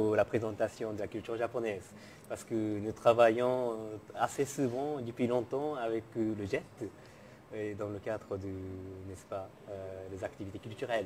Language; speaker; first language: French; non-native, fluent; Japanese